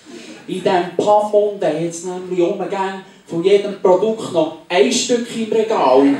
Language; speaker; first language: German; native; German